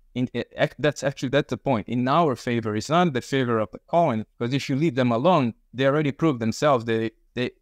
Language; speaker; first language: English; early bilingual, other home language; Portuguese